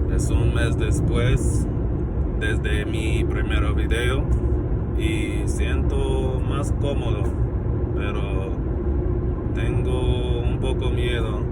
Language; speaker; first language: Spanish; non-native, fluent; English